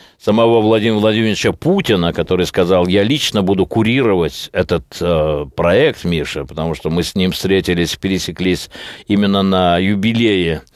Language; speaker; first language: Russian; native; Russian